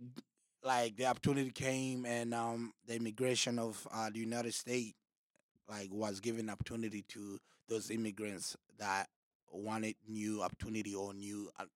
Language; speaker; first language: English; non-native, local second language; Rundi